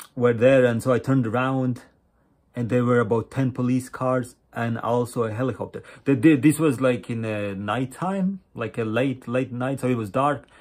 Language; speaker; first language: English; non-native, fluent; Latvian